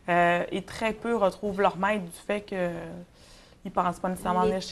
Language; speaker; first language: French; native; French